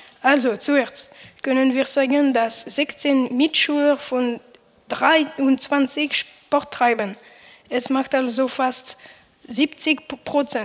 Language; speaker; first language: German; non-native, learner; French